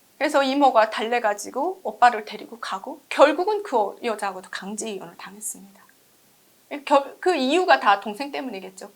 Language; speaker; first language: Korean; native; Korean